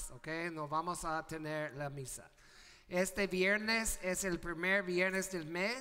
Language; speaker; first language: Spanish; non-native, learner; English